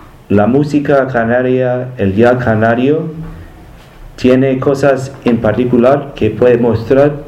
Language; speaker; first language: Spanish; non-native, learner; English